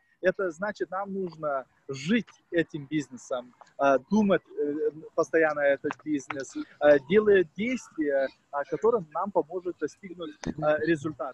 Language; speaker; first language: Russian; non-native, fluent; Lithuanian